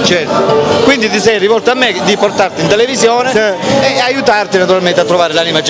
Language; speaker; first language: Italian; native; Italian